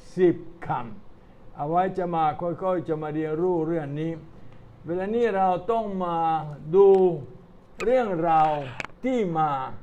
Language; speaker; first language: Thai; non-native, fluent; Italian